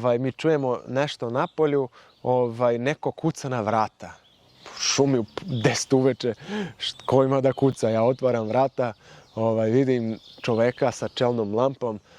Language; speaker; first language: Serbian; non-native, fluent; Portuguese